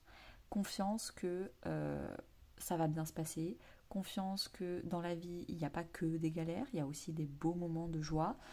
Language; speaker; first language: French; native; French